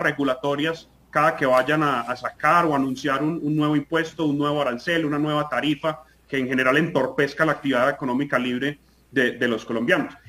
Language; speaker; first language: Spanish; native; Spanish